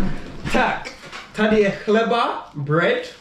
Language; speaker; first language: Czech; non-native, learner; English